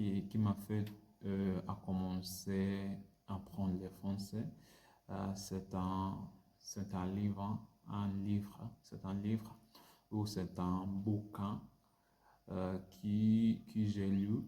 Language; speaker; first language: French; non-native, learner; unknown